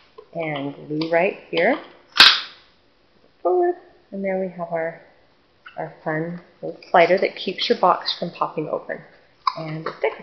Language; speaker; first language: English; native; English